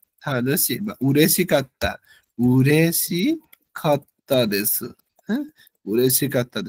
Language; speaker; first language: Japanese; non-native, learner; Bangla